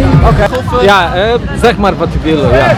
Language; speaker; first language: Dutch; non-native, learner; Polish